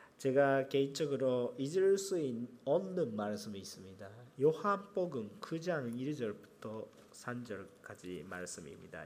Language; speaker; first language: Korean; non-native, fluent; Japanese